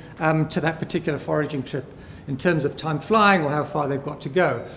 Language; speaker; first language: English; native; English